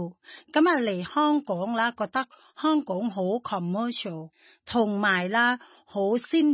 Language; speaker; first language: Chinese; non-native, fluent; Thai